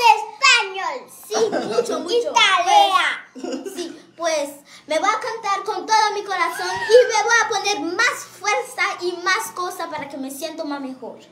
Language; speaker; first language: Spanish; non-native, learner; Haitian Creole